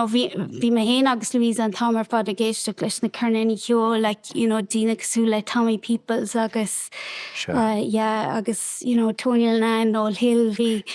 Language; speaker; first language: Irish; non-native, local second language; English